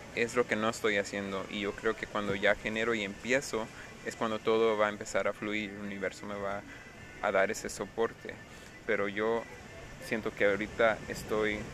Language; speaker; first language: Spanish; early bilingual, heritage; Spanish